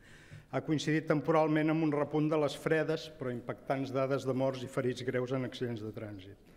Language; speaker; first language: Catalan; native; Catalan